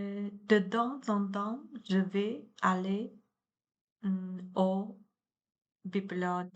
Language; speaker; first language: French; non-native, learner; Chinese